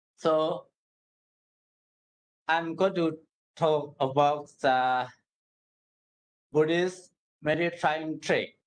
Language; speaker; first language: English; non-native, learner; Burmese